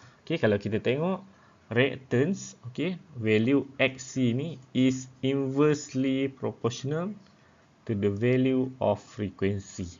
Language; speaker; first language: English; non-native, local second language; Malay